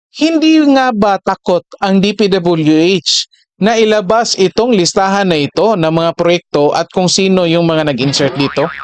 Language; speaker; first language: Filipino; native; Filipino